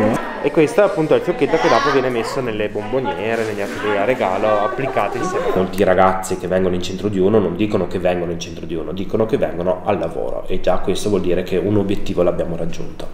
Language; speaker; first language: Italian; native; Italian